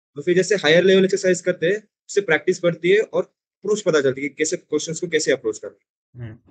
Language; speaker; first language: Hindi; non-native, local second language; Marathi